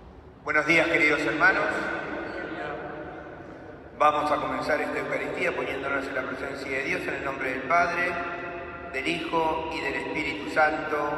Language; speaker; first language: Spanish; native; Spanish